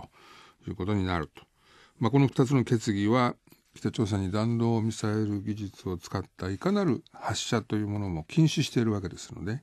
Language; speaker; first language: Japanese; native; Japanese